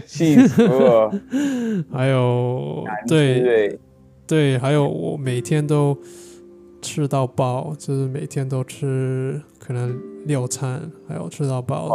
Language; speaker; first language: Chinese; non-native, learner; English